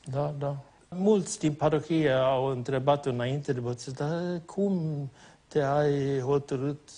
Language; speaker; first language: Romanian; non-native, fluent; Swedish